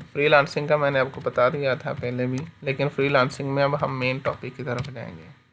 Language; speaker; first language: Urdu; non-native, local second language; Punjabi